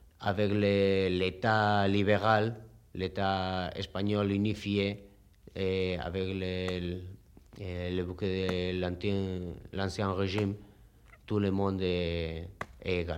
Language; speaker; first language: French; non-native, learner; Spanish